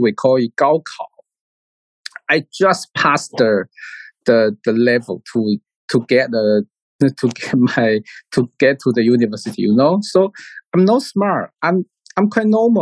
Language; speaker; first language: English; non-native, learner; Chinese